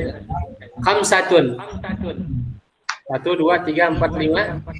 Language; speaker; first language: Arabic; non-native, fluent; Indonesian